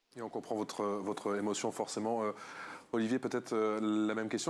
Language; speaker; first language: French; native; French